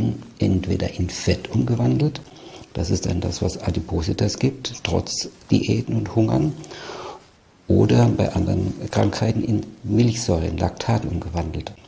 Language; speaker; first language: German; native; German